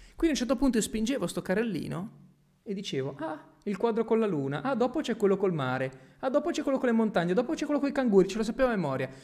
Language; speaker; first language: Italian; native; Italian